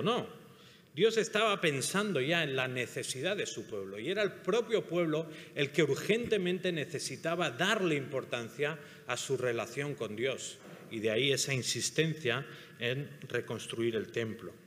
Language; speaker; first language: Spanish; native; Spanish